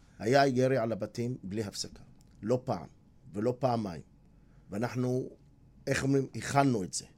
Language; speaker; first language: Hebrew; non-native, local second language; Arabic